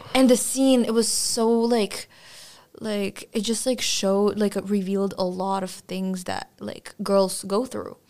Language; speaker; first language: English; non-native, fluent; Russian